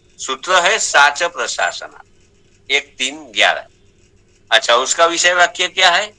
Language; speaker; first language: Hindi; non-native, local second language; Gujarati